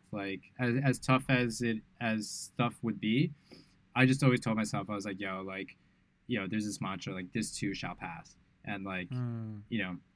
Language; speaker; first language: English; native; English